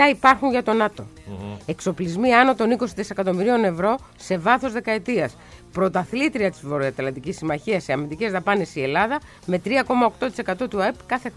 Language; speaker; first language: Greek; native; Greek